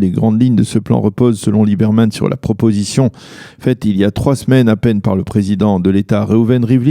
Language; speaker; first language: French; native; French